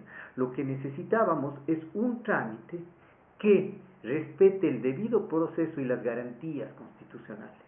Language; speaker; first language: Spanish; native; Spanish